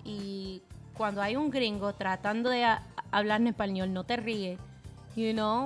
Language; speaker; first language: Spanish; non-native, fluent; English